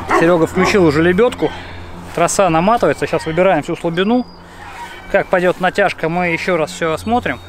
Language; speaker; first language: Russian; native; Russian